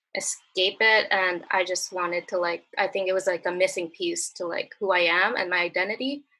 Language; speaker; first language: English; native; English